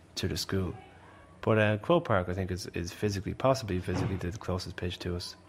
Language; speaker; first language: English; native; English